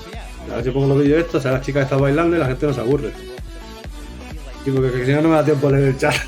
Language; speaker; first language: Spanish; native; Spanish